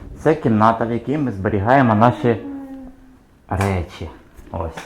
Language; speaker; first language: Ukrainian; native; Ukrainian